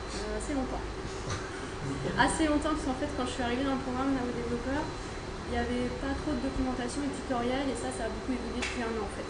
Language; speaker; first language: French; native; French